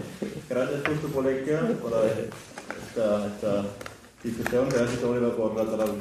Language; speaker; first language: Spanish; non-native, fluent; German